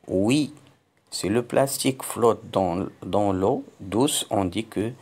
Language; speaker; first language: French; non-native, local second language; Arabic